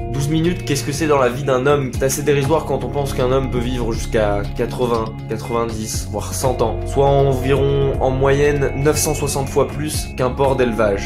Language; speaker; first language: French; native; French